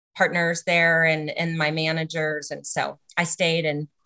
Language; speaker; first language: English; native; English